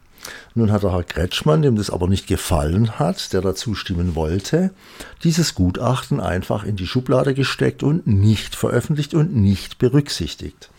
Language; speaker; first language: German; native; German